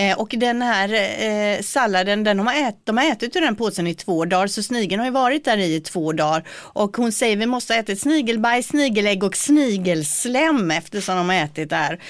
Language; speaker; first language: Swedish; native; Swedish